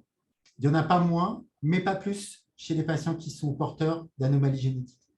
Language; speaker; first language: French; native; French